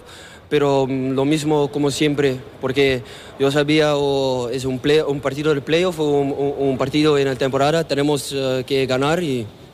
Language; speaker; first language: Spanish; non-native, learner; Papiamento